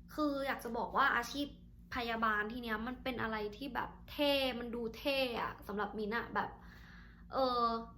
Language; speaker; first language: Thai; native; Thai